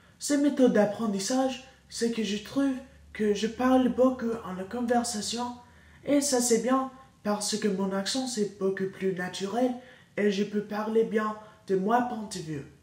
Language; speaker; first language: French; non-native, learner; English